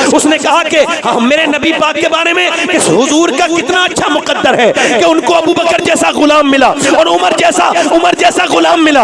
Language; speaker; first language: Urdu; native; Urdu